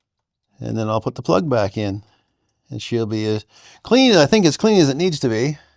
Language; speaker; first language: English; native; English